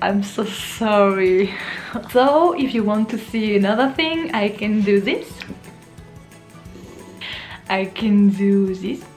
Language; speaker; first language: English; non-native, learner; French